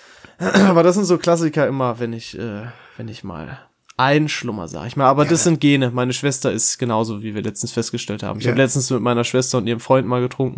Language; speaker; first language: German; native; German